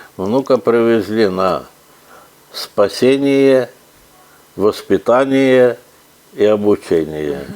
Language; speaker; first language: Russian; native; Russian